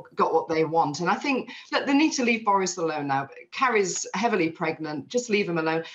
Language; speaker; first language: English; native; English